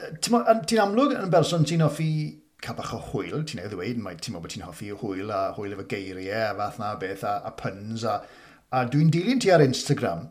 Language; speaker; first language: Welsh; native; Welsh